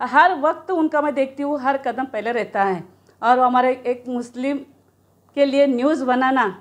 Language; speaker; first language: Hindi; native; Hindi